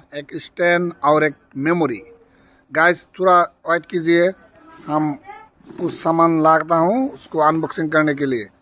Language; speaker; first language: Hindi; non-native, local second language; Bangla